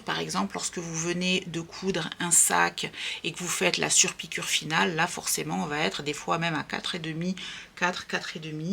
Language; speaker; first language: French; native; French